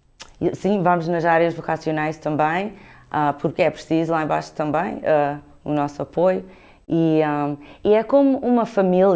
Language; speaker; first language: Portuguese; early bilingual, heritage; Portuguese